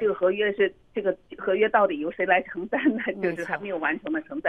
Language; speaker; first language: Chinese; native; Chinese